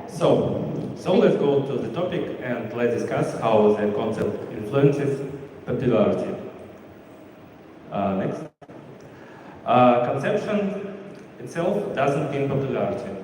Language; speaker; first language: English; non-native, learner; Russian